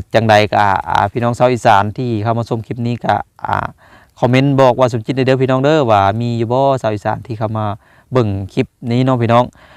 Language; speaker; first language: Thai; native; Thai